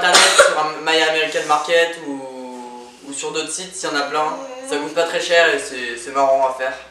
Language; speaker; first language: French; native; French